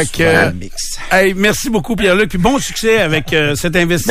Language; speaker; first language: French; native; French